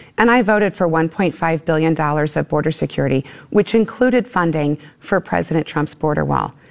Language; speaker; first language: English; native; English